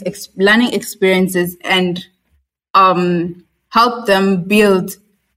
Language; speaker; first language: English; non-native, local second language; Swahili